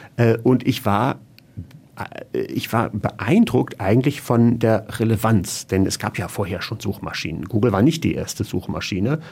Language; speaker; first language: German; native; German